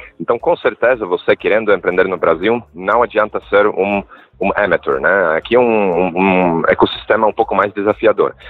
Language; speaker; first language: Portuguese; non-native, fluent; Polish